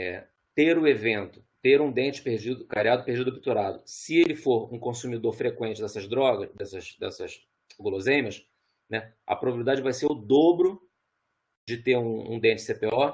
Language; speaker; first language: Portuguese; native; Portuguese